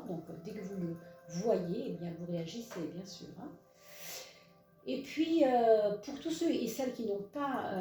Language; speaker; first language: French; native; French